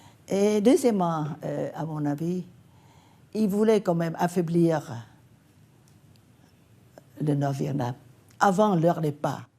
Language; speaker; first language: French; non-native, fluent; Vietnamese